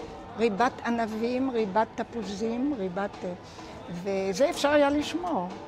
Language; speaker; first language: Hebrew; non-native, local second language; Ladino